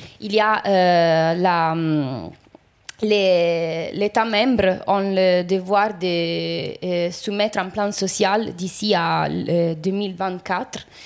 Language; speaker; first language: French; non-native, fluent; Italian